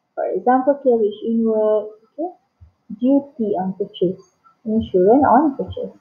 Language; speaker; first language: English; non-native, local second language; Malay